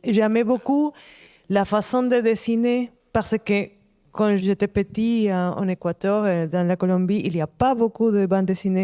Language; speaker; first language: French; non-native, fluent; Spanish